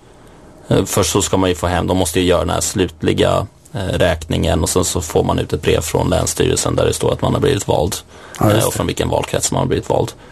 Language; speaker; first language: Swedish; native; Swedish